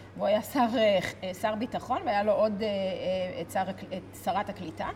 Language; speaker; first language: Hebrew; native; Hebrew